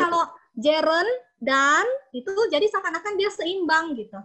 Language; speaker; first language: Indonesian; native; Indonesian